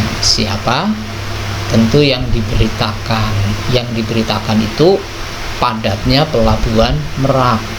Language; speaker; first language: Indonesian; native; Indonesian